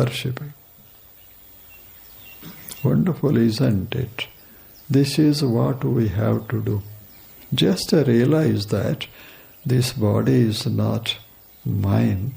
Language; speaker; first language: English; non-native, local second language; Kannada